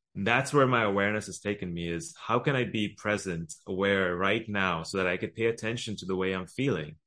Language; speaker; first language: English; early bilingual, other home language; Arabic